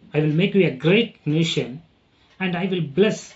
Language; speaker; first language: English; non-native, local second language; Tamil